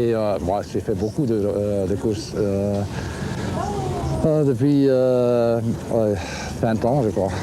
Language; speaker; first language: French; non-native, local second language; Dutch